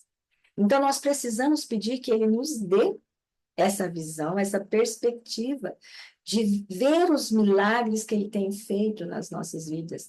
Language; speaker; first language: Portuguese; native; Portuguese